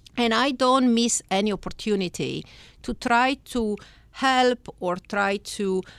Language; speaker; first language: English; non-native, fluent; Italian